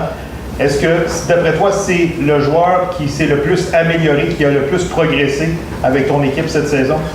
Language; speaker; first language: French; native; French